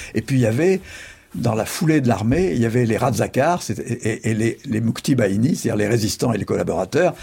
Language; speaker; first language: French; native; French